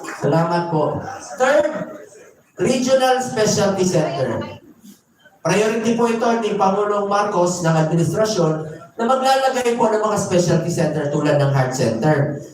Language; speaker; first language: Filipino; non-native, local second language; Cebuano